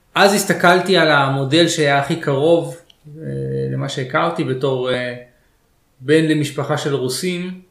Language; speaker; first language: Hebrew; early bilingual, other home language; Russian